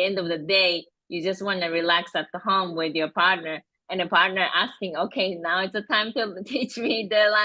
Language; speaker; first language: English; non-native, fluent; Japanese